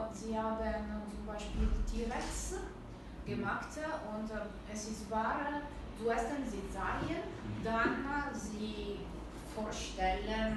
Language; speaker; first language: German; non-native, learner; Italian